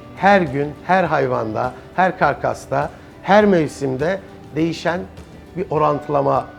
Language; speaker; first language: Turkish; native; Turkish